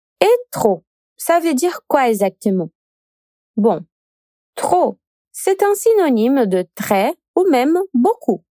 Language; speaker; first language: French; non-native, fluent; Portuguese